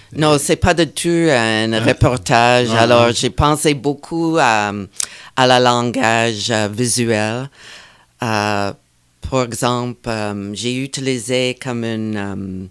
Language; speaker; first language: French; non-native, fluent; English